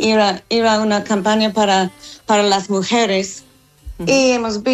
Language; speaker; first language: Spanish; non-native, fluent; English